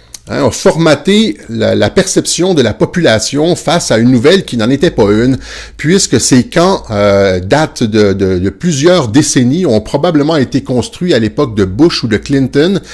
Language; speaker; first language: French; native; French